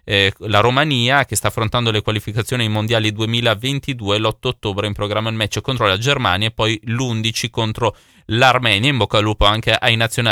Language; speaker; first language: Italian; native; Italian